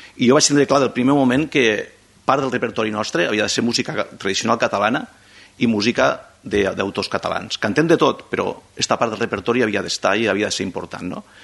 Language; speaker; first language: Catalan; non-native, local second language; Spanish